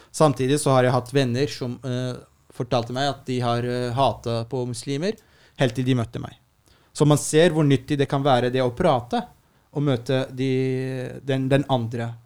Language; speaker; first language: Norwegian; non-native, fluent; Arabic